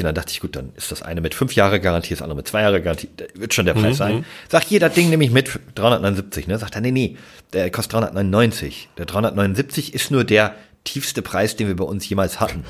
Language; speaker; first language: German; native; German